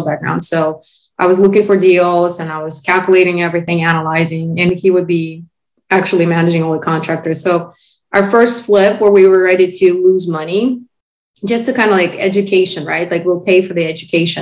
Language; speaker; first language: English; non-native, fluent; Russian